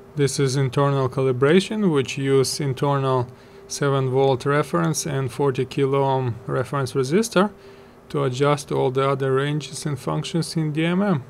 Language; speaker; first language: English; non-native, fluent; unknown